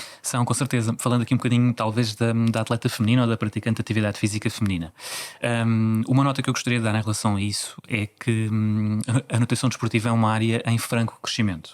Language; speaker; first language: Portuguese; native; Portuguese